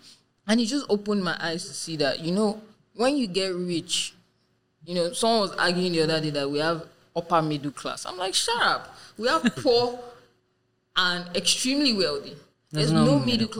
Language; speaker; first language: English; non-native, local second language; Yoruba